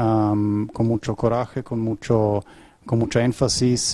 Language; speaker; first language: Spanish; non-native, fluent; German